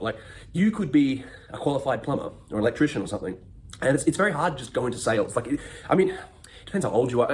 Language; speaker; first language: English; native; English